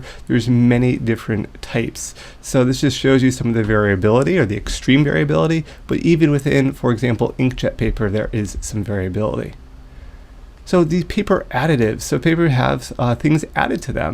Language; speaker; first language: English; native; English